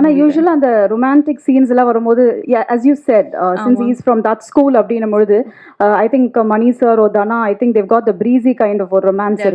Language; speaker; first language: Tamil; native; Tamil